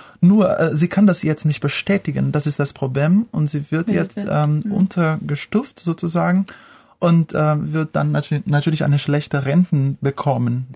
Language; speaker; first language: German; non-native, fluent; Portuguese